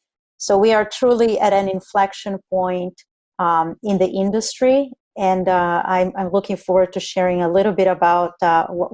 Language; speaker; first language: English; non-native, fluent; Spanish